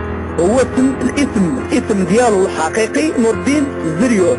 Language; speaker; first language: Arabic; native; Arabic